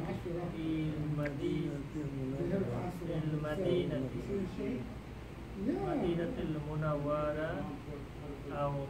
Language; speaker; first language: Arabic; non-native, learner; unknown